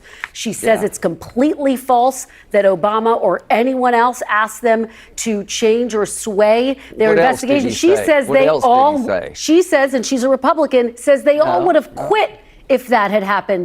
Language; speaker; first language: English; native; English